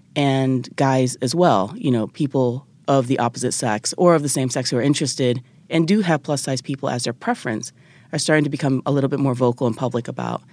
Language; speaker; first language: English; early bilingual, other home language; Japanese